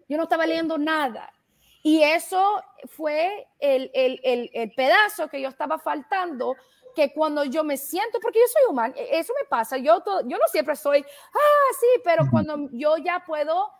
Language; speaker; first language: Spanish; early bilingual, heritage; Spanish